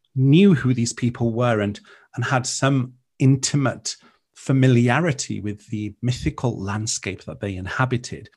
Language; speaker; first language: English; non-native, local second language; Welsh